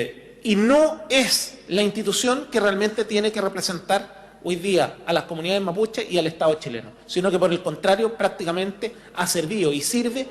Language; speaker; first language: Spanish; native; Spanish